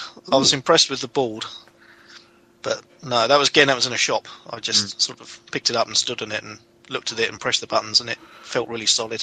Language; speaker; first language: English; native; English